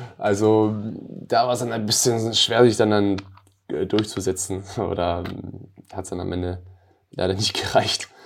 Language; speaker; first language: German; early bilingual, other home language; Albanian